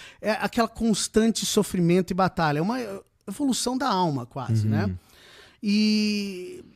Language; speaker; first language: Portuguese; native; Portuguese